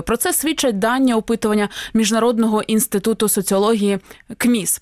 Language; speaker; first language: Ukrainian; native; Ukrainian